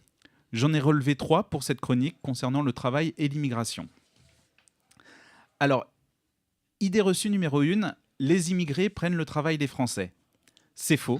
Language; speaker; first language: French; native; French